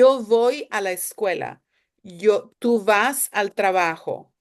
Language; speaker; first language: Spanish; non-native, fluent; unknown